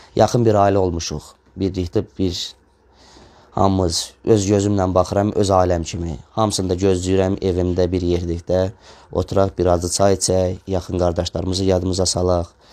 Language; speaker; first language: Azerbaijani; non-native, local second language; Russian